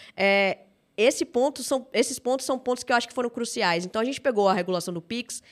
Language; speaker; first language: Portuguese; native; Portuguese